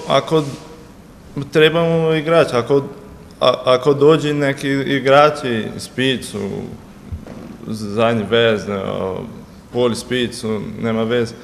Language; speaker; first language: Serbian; non-native, learner; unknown